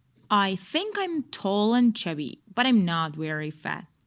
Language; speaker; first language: English; non-native, fluent; Persian